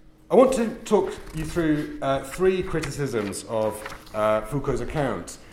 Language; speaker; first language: English; native; English